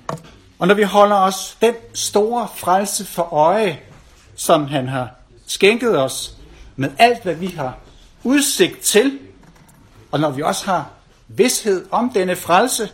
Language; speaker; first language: Danish; native; Danish